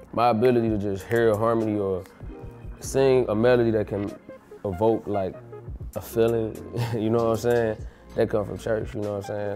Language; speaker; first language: English; native; English